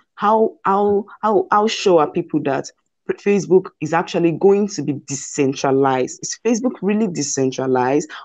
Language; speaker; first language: English; non-native, local second language; Igbo